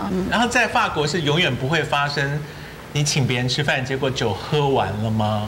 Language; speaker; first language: Chinese; native; Chinese